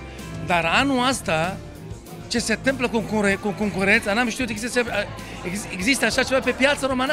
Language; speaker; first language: Romanian; non-native, learner; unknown